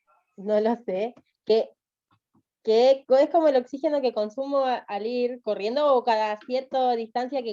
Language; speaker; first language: Spanish; native; Spanish